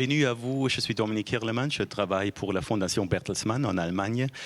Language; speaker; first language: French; non-native, fluent; German